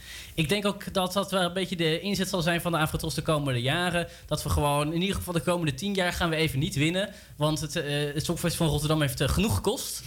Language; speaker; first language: Dutch; native; Dutch